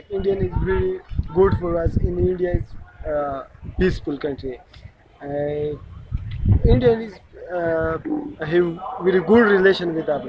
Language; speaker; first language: English; non-native, learner; Pashto